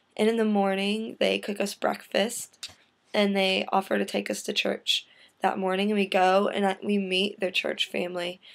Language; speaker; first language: English; native; English